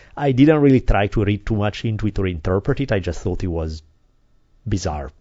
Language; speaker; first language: English; non-native, fluent; Italian